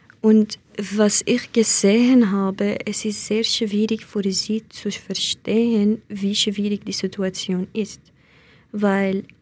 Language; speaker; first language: German; non-native, learner; Central Kurdish